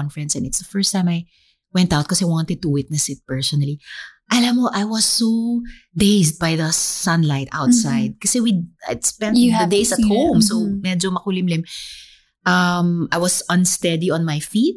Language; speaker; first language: English; non-native, local second language; Filipino